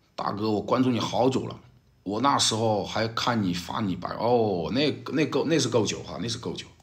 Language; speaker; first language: Chinese; native; Chinese